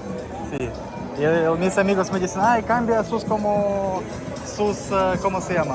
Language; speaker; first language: Spanish; non-native, learner; Russian